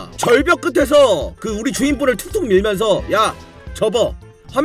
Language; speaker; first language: Korean; native; Korean